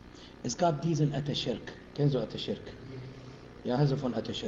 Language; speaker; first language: German; non-native, fluent; Arabic